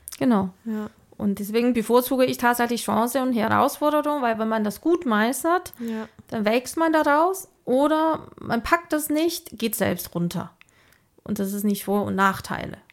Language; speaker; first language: German; non-native, fluent; Chinese